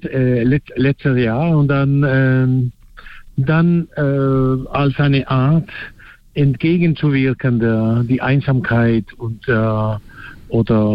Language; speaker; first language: German; non-native, fluent; Spanish